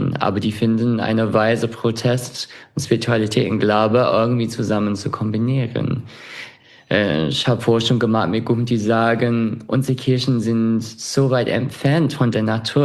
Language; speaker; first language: German; non-native, fluent; English